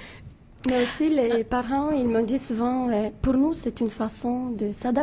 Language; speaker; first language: French; non-native, fluent; Romanian